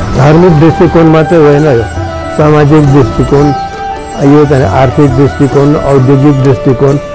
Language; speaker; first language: Nepali; non-native, local second language; Newari